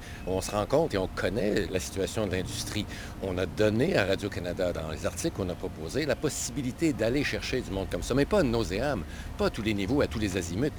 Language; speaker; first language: French; native; French